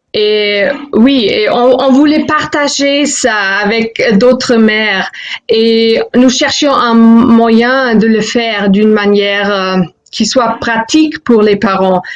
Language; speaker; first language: French; non-native, fluent; German